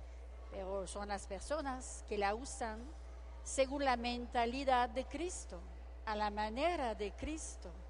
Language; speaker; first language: Spanish; non-native, fluent; French